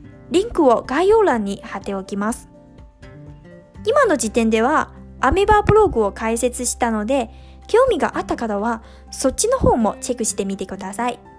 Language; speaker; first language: Japanese; non-native, fluent; Chinese